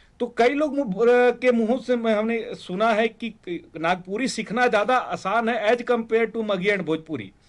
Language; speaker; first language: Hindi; native; Hindi